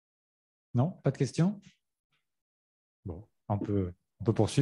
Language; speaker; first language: French; native; French